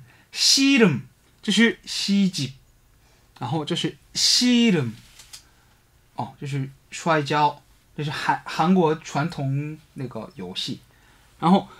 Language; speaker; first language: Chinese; non-native, fluent; Korean